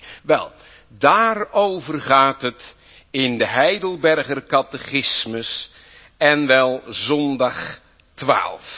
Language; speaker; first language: Dutch; native; Dutch